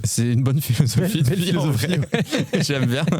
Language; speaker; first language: French; native; French